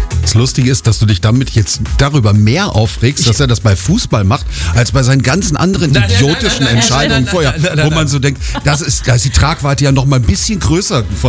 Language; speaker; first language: German; native; German